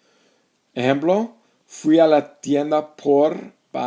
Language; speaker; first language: Spanish; non-native, fluent; English